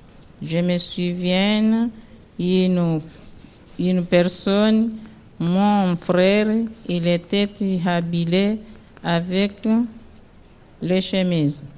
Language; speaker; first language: French; non-native, learner; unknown